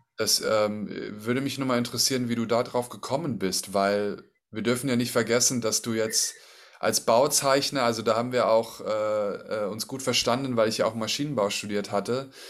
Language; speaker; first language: German; native; German